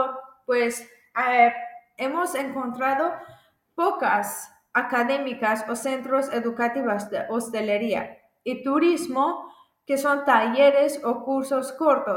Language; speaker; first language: Spanish; non-native, fluent; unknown